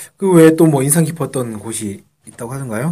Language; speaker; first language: Korean; native; Korean